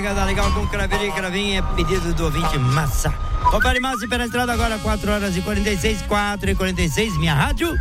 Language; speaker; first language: Portuguese; native; Portuguese